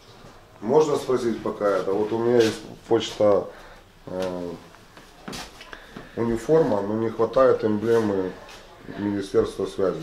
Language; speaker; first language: Russian; native; Russian